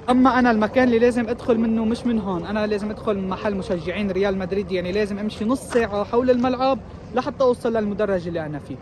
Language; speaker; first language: Arabic; native; Arabic